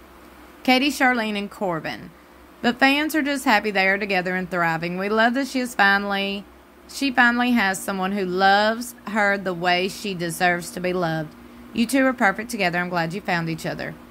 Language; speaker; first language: English; native; English